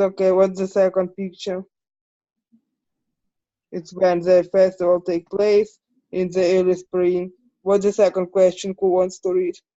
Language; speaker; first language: English; non-native, learner; Ukrainian